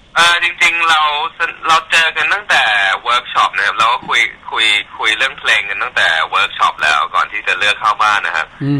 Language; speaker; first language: Thai; early bilingual, heritage; Thai